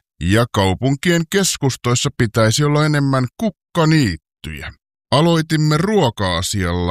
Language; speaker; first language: Finnish; native; Finnish